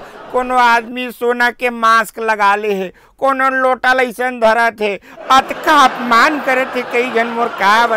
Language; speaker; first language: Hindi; non-native, local second language; Chhattisgarhi